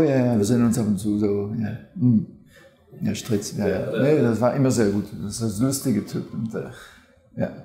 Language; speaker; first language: German; non-native, fluent; French